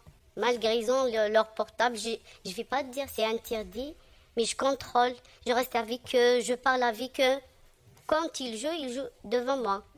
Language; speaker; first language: French; non-native, learner; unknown